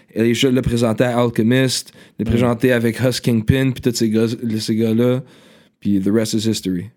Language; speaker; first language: French; native; French